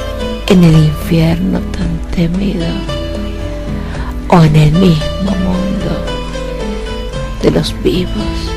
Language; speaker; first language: Spanish; native; Spanish